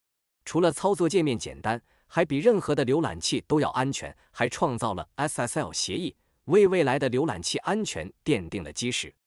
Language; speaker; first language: Chinese; native; Chinese